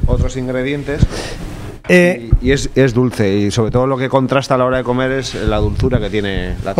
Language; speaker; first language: Spanish; native; Spanish